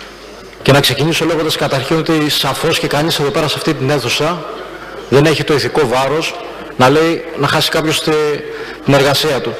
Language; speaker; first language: Greek; native; Greek